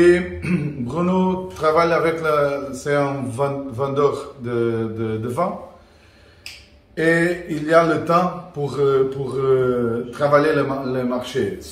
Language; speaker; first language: French; non-native, learner; Portuguese